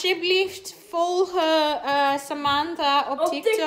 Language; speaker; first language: Dutch; non-native, learner; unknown